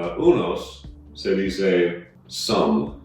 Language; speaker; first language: Spanish; non-native, fluent; English